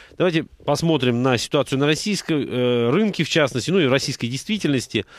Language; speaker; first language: Russian; native; Russian